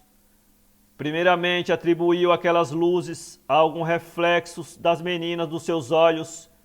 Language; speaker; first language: Portuguese; native; Portuguese